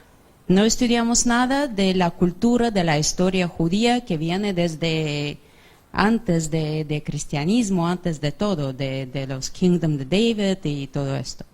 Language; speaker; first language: Spanish; non-native, fluent; English